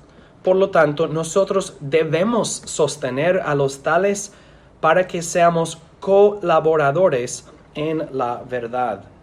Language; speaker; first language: Spanish; non-native, fluent; English